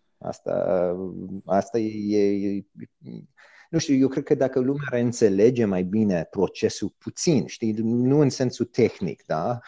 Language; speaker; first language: Romanian; early bilingual, heritage; Romanian